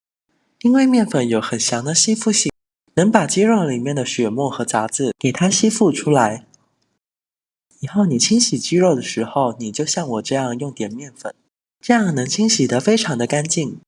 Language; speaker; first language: Chinese; native; Chinese